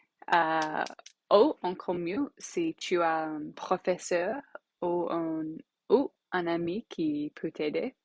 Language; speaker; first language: French; non-native, learner; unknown